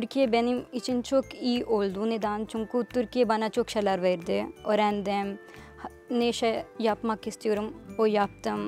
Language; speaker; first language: Turkish; non-native, learner; Urdu